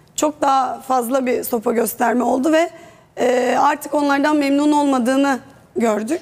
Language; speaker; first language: Turkish; native; Turkish